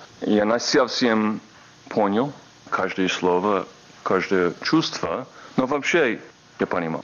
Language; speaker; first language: Russian; non-native, fluent; English